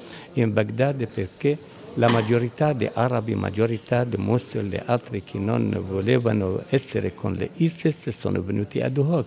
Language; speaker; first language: Italian; non-native, learner; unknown